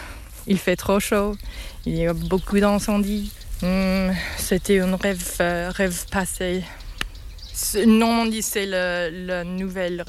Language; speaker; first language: French; non-native, learner; English